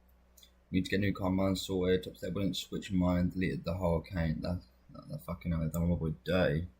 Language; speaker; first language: English; native; English